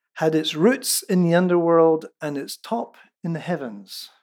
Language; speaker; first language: English; non-native, local second language; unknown